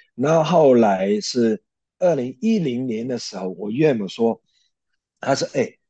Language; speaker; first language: Chinese; non-native, local second language; Cantonese